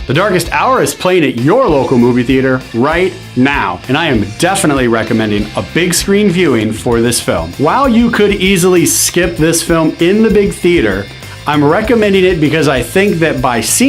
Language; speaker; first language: English; native; English